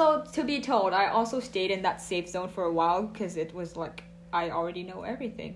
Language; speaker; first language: English; non-native, fluent; Vietnamese